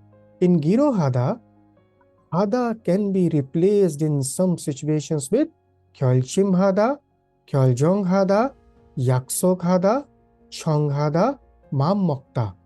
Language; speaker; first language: Korean; non-native, fluent; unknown